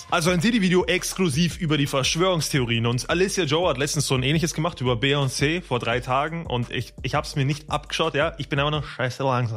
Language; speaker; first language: German; native; German